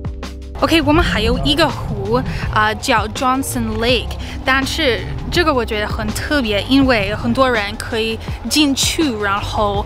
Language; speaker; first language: Chinese; non-native, learner; English